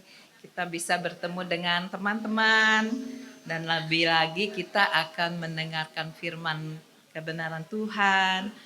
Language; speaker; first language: Indonesian; native; Indonesian